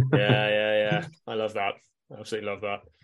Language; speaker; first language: English; native; English